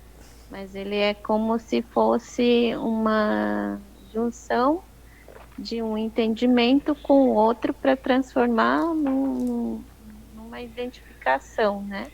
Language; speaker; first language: Portuguese; native; Portuguese